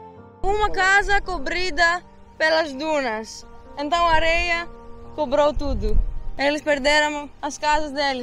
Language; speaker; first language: Portuguese; non-native, learner; Greek